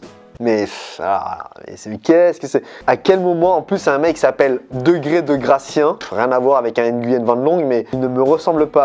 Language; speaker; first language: French; native; French